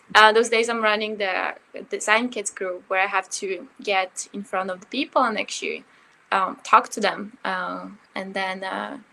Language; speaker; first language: English; early bilingual, other home language; Ukrainian